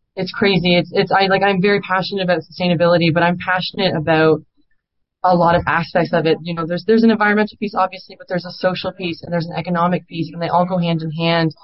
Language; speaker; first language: English; native; English